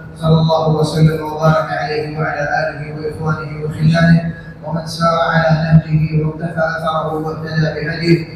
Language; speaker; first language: Arabic; non-native, fluent; Bangla